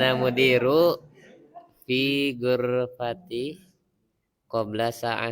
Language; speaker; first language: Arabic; non-native, learner; Indonesian